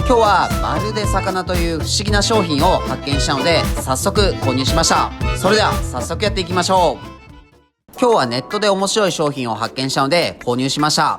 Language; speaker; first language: Japanese; native; Japanese